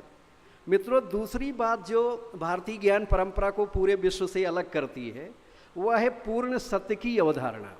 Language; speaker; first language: Hindi; native; Hindi